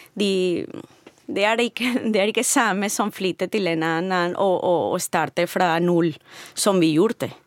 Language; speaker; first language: Norwegian; non-native, learner; Spanish